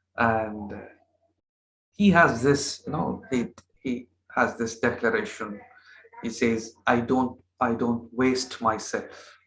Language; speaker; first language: English; non-native, local second language; Hindi